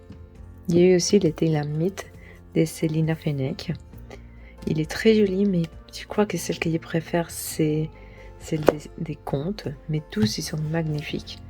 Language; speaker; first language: French; non-native, learner; Spanish